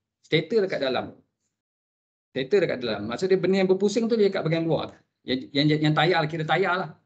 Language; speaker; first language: Malay; native; Malay